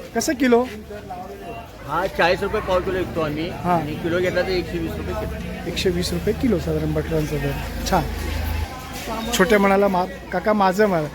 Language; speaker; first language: Marathi; non-native, local second language; Konkani